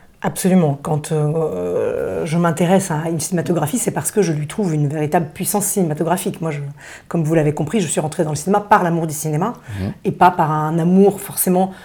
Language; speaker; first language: French; early bilingual, other home language; Russian